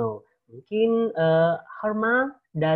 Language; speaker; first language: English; non-native, fluent; Indonesian